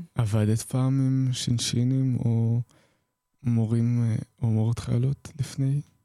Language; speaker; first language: Hebrew; native; Hebrew